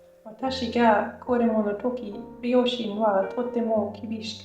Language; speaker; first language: Japanese; non-native, learner; German